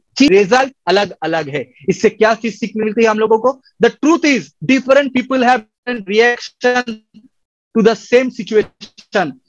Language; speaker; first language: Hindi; non-native, local second language; Bangla